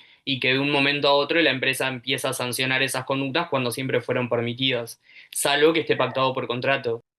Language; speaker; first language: Spanish; native; Spanish